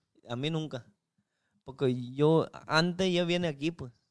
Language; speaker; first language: Spanish; non-native, learner; Chinese